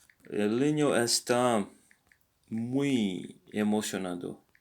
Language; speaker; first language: Spanish; non-native, learner; English